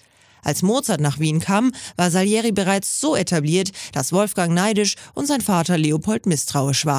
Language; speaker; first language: German; native; German